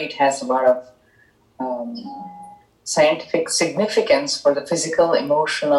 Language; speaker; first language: English; non-native, local second language; Tamil